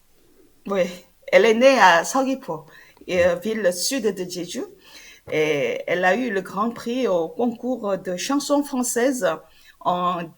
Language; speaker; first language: French; non-native, fluent; Korean